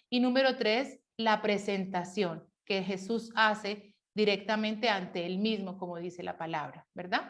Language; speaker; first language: Spanish; native; Spanish